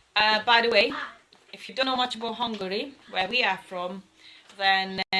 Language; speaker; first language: English; non-native, fluent; Hungarian